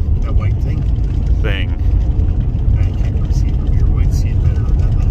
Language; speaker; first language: English; native; English